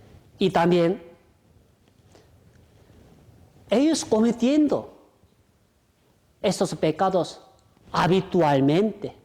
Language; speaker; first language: Spanish; non-native, fluent; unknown